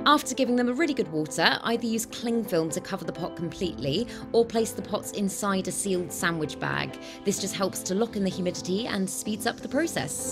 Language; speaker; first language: English; native; English